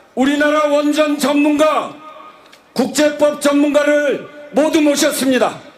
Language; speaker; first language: Korean; native; Korean